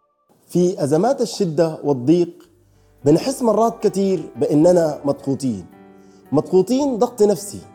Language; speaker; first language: Arabic; native; Arabic